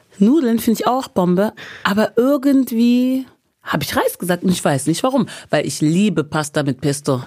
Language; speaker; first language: German; early bilingual, other home language; English